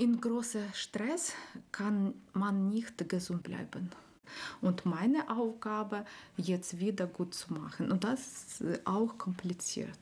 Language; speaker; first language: German; non-native, learner; Ukrainian